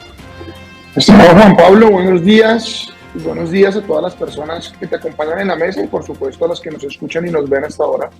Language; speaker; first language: Spanish; native; Spanish